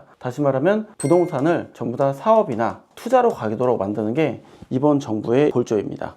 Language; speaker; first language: Korean; native; Korean